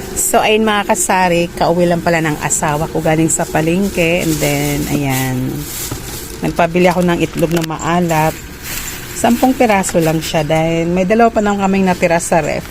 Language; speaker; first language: Filipino; non-native, local second language; Cebuano